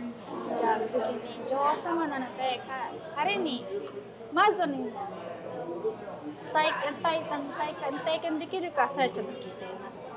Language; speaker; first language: Japanese; non-native, fluent; Filipino